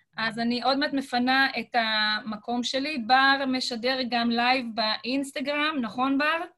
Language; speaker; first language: Hebrew; native; Hebrew